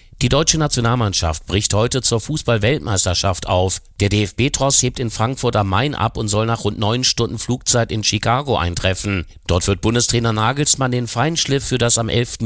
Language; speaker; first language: German; native; German